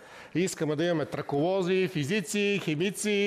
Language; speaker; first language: Bulgarian; native; Bulgarian